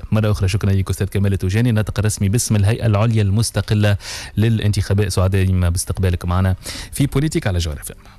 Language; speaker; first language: Arabic; native; Arabic